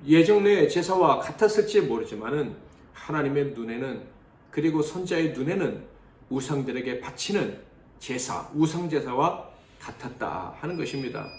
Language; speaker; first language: Korean; native; Korean